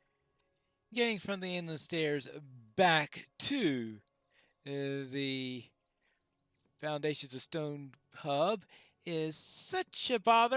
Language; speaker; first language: English; native; English